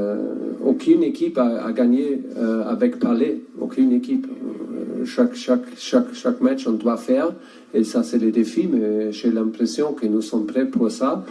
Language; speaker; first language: French; non-native, learner; German